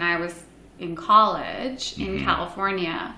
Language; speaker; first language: English; non-native, local second language; Hindi